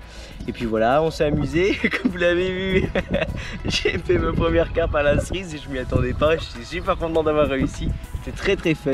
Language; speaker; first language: French; native; French